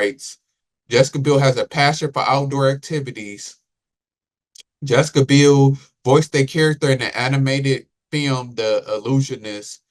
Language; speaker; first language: English; native; English